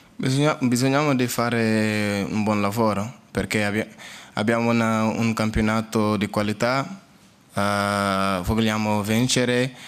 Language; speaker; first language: Italian; non-native, learner; Portuguese